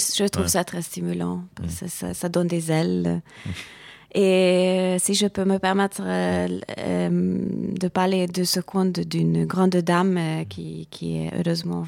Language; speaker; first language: French; non-native, fluent; Hungarian